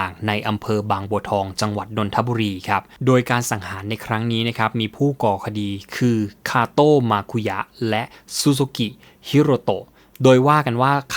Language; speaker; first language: Thai; native; Thai